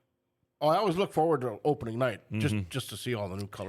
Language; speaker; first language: English; native; English